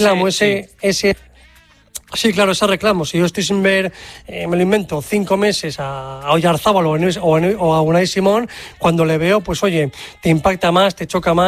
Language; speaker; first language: Spanish; native; Spanish